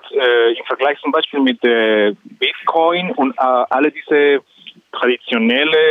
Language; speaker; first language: German; non-native, learner; Spanish